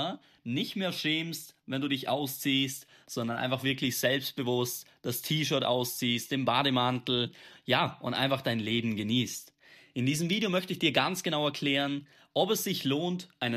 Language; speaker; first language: German; native; German